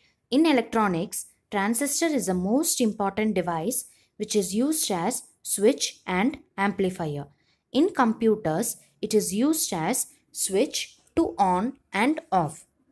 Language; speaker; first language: English; non-native, local second language; Tamil